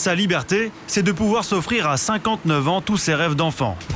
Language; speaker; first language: French; native; French